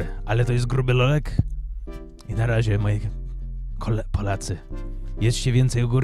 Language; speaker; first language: Polish; early bilingual, heritage; English